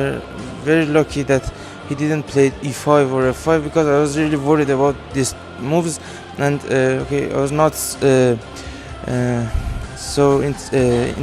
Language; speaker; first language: English; non-native, fluent; Persian